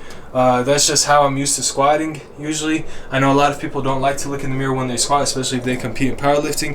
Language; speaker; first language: English; native; English